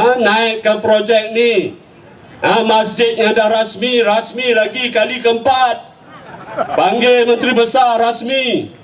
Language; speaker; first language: Malay; native; Malay